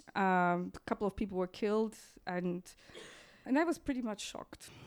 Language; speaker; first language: English; non-native, fluent; German